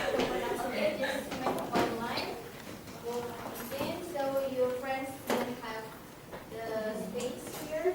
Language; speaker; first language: English; non-native, fluent; Indonesian